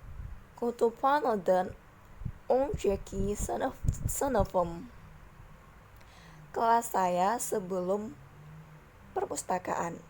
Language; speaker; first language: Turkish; non-native, learner; Indonesian